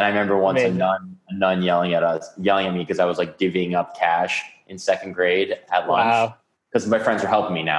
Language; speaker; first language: English; native; English